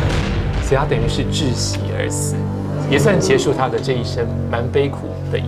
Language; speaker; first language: Chinese; native; Chinese